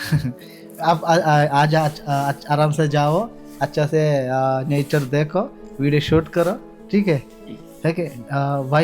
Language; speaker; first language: Hindi; non-native, local second language; Malayalam